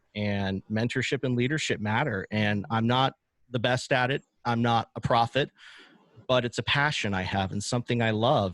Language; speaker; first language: English; native; English